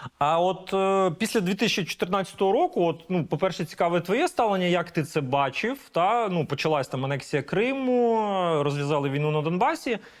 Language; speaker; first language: Ukrainian; native; Ukrainian